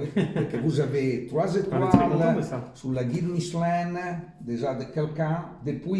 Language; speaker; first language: French; non-native, learner; Italian